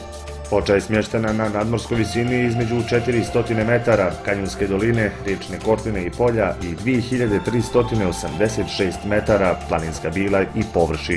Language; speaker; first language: Bosnian; native; Bosnian